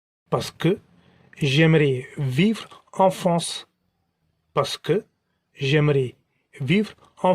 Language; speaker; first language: French; non-native, fluent; Tamil